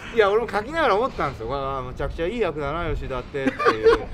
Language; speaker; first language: Japanese; native; Japanese